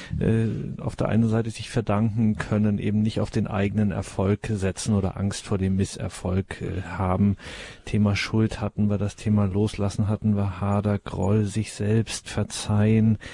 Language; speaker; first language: German; native; German